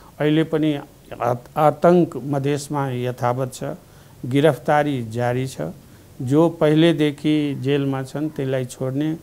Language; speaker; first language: Nepali; non-native, local second language; Maithili